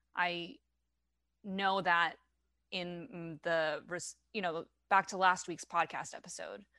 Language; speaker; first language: English; non-native, fluent; French